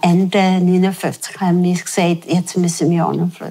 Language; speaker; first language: German; non-native, fluent; Tibetan